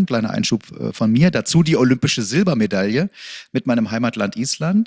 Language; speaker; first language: German; native; German